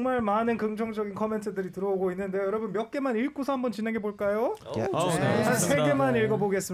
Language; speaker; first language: Korean; native; Korean